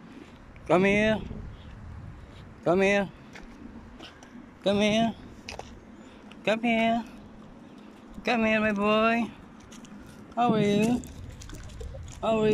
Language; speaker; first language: English; non-native, local second language; Filipino